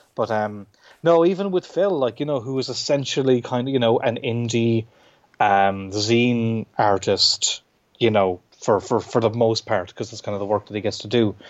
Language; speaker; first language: English; native; English